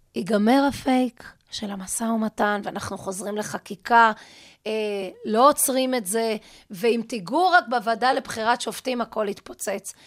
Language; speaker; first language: Hebrew; native; Hebrew